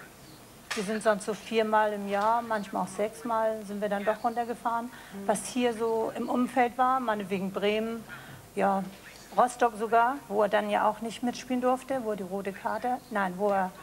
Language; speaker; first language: German; native; German